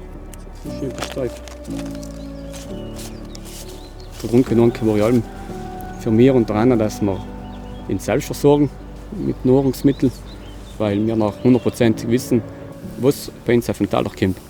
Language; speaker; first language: German; native; German